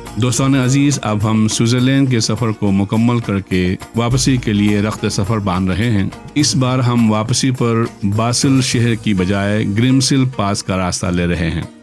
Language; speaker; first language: Urdu; non-native, local second language; Balti